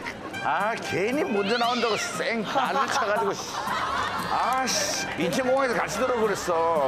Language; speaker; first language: Korean; native; Korean